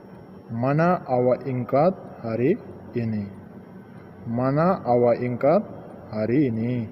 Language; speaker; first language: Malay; non-native, learner; Nepali